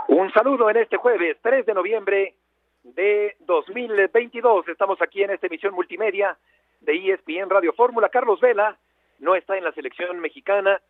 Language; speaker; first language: Spanish; native; Spanish